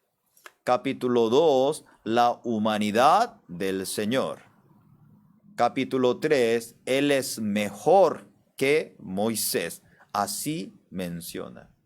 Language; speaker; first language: Spanish; non-native, fluent; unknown